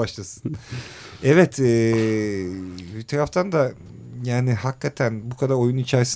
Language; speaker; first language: Turkish; native; Turkish